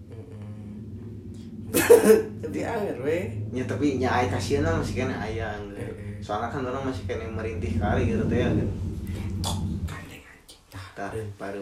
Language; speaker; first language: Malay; non-native, local second language; Sundanese